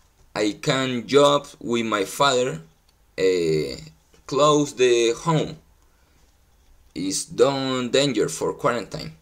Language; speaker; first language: English; non-native, learner; Spanish